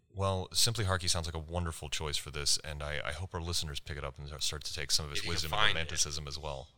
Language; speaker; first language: English; native; English